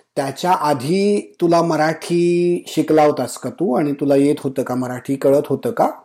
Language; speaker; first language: Marathi; native; Marathi